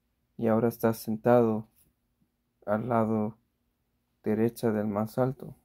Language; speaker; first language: Spanish; early bilingual, heritage; Spanish